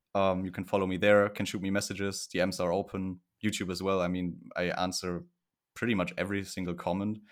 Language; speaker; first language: English; non-native, fluent; German